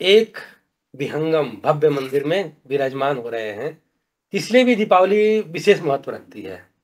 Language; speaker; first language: Hindi; native; Hindi